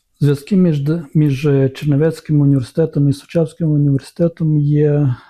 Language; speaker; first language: Ukrainian; non-native, local second language; Romanian